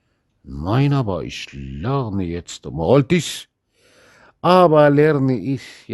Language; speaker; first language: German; non-native, fluent; Arabic